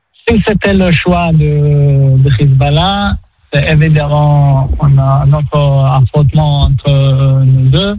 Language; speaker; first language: French; non-native, fluent; Hebrew